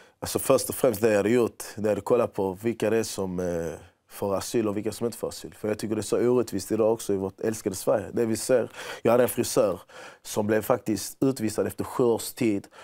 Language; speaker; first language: Swedish; early bilingual, other home language; Persian